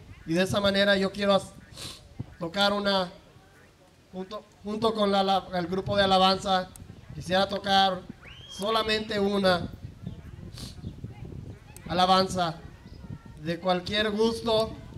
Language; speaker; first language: Spanish; native; Spanish